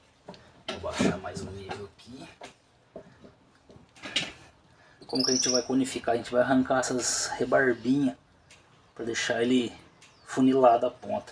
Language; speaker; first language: Portuguese; native; Portuguese